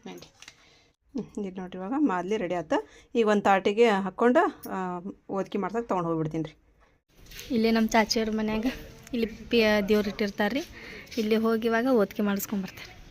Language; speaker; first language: Kannada; non-native, local second language; Urdu